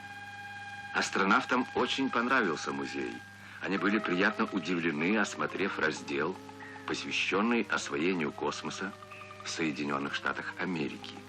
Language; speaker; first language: Russian; native; Russian